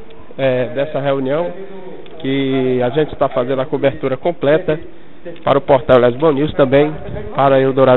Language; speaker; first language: Portuguese; native; Portuguese